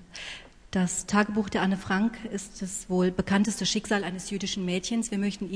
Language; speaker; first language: German; native; German